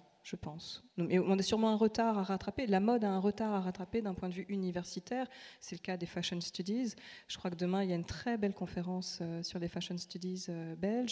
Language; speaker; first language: French; native; French